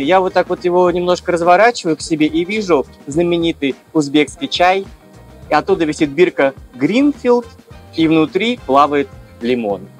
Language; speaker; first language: Russian; native; Russian